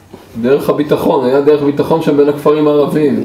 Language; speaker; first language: Hebrew; native; Hebrew